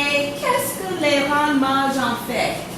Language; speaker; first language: French; non-native, fluent; English